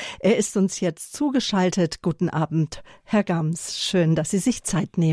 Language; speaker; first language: German; native; German